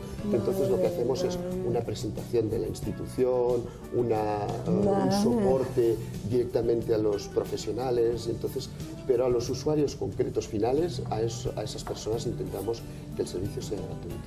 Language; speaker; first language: Spanish; non-native, local second language; Catalan